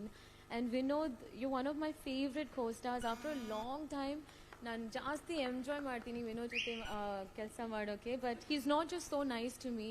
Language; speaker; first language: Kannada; non-native, learner; Tamil